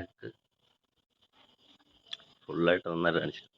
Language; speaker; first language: Malayalam; native; Malayalam